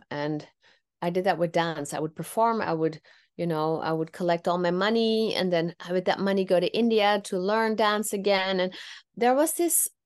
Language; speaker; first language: English; non-native, fluent; Tamil